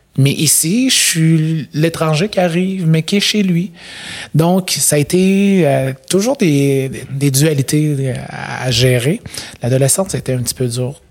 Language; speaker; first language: French; native; French